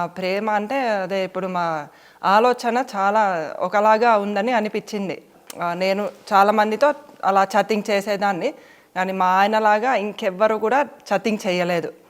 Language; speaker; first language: Telugu; non-native, fluent; Finnish